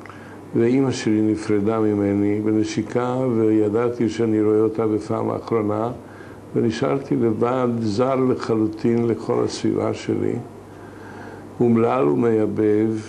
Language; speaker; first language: Hebrew; non-native, fluent; Hungarian